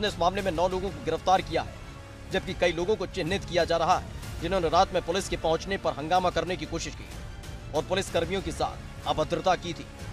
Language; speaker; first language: Hindi; native; Hindi